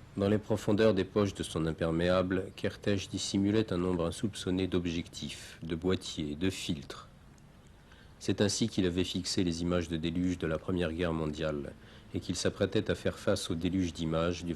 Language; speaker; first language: French; native; French